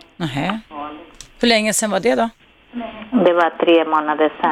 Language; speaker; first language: Swedish; non-native, learner; Spanish